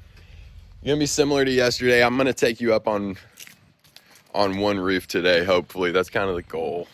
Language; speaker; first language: English; native; English